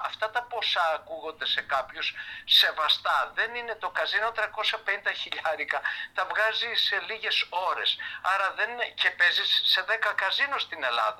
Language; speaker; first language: Greek; early bilingual, heritage; Greek